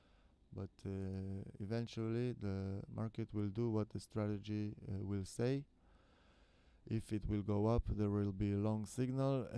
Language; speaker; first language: English; non-native, fluent; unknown